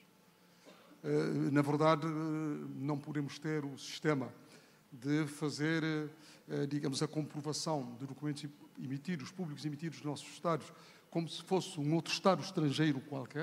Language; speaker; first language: Portuguese; non-native, local second language; Kabuverdianu